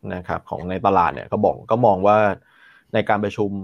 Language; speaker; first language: Thai; non-native, local second language; Chinese